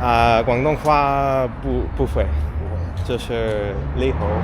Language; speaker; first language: Chinese; non-native, learner; English